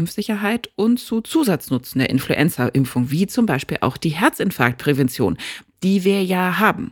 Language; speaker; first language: German; native; German